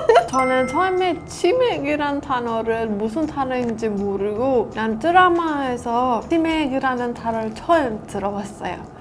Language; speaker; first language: Korean; non-native, fluent; Persian